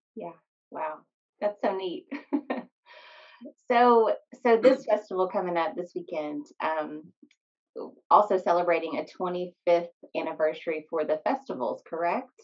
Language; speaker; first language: English; native; English